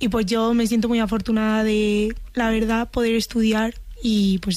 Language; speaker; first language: Spanish; early bilingual, other home language; Romanian